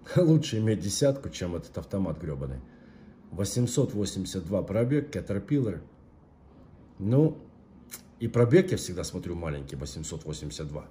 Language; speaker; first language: Russian; native; Russian